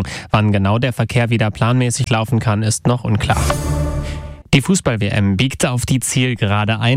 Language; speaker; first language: German; native; German